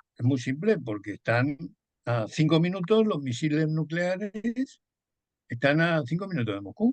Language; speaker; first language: Spanish; native; Spanish